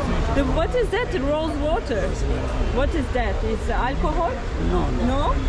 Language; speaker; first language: English; non-native, learner; Turkish